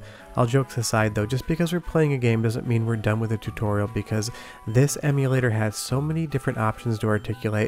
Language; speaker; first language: English; native; English